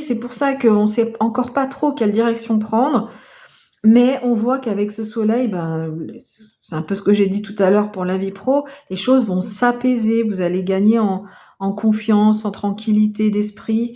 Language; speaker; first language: French; native; French